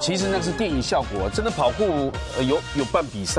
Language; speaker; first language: Chinese; native; Chinese